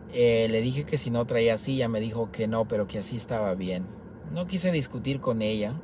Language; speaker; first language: Spanish; native; Spanish